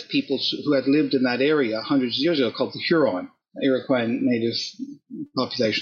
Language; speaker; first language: English; native; English